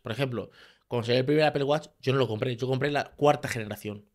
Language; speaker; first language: Spanish; native; Spanish